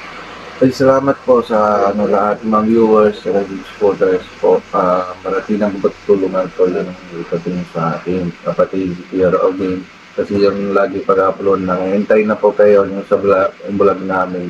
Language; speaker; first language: Filipino; non-native, learner; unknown